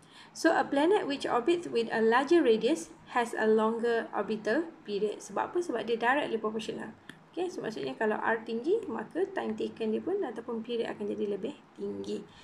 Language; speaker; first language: English; non-native, local second language; Malay